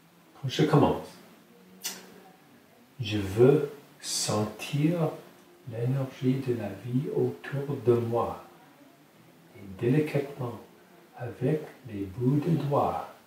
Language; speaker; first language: French; non-native, local second language; English